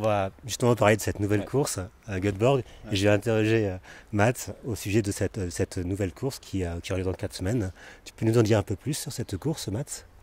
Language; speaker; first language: French; native; French